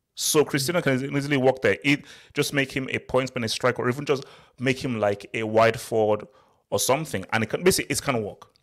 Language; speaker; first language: English; native; English